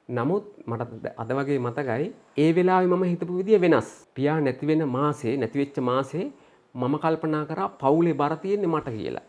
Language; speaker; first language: Sinhala; native; Sinhala